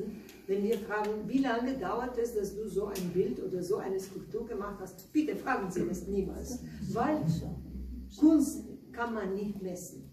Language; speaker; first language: German; non-native, learner; Slovenian